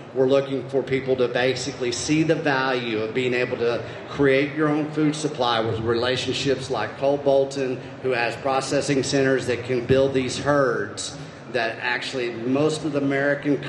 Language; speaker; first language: English; native; English